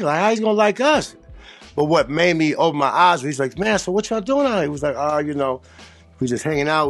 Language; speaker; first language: English; native; English